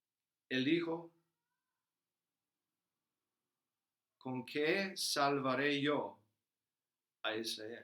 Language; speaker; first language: Spanish; non-native, fluent; English